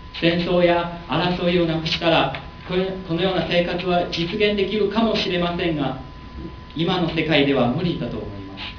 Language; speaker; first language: Japanese; non-native, learner; Chinese